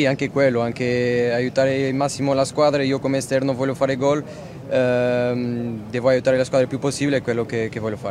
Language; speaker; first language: Italian; non-native, fluent; Portuguese